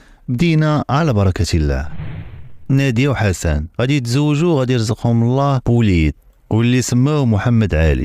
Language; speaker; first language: Arabic; native; Arabic